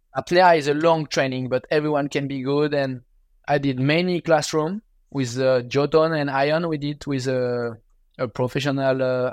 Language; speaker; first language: English; non-native, learner; French